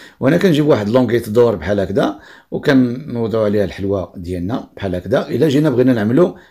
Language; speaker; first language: Arabic; native; Arabic